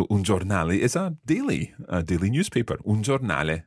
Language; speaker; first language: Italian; non-native, fluent; English